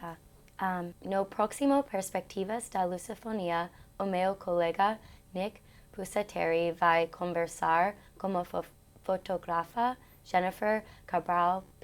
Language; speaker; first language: Portuguese; non-native, learner; English